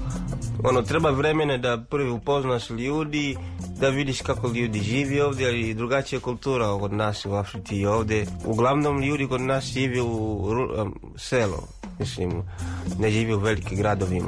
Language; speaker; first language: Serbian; non-native, fluent; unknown